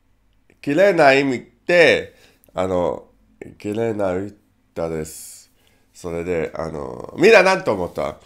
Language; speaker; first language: Japanese; non-native, learner; English